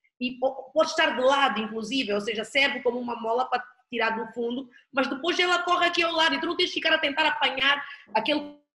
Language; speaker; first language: Portuguese; native; Portuguese